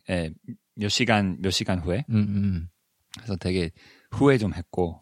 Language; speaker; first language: Korean; non-native, fluent; English